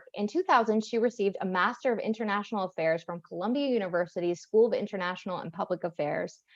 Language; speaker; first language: English; native; English